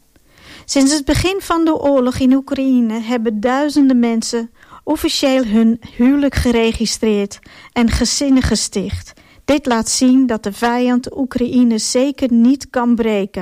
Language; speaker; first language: Dutch; non-native, fluent; Ukrainian